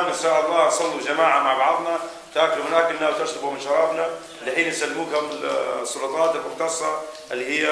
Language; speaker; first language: Arabic; native; Arabic